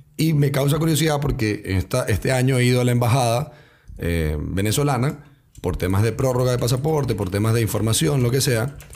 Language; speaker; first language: Spanish; native; Spanish